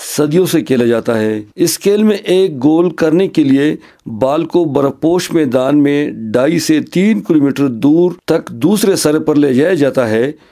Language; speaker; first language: Urdu; non-native, local second language; Khowar